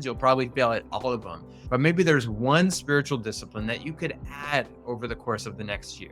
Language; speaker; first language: English; native; English